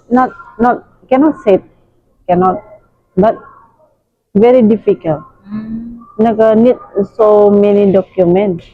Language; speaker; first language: English; non-native, learner; Indonesian